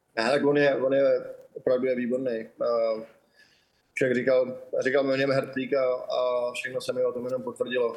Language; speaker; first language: Czech; native; Czech